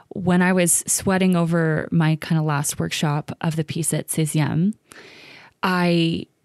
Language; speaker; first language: English; native; English